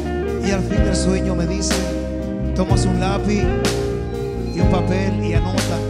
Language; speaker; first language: Spanish; native; Spanish